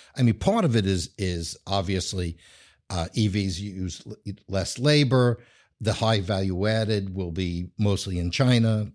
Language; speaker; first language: English; native; English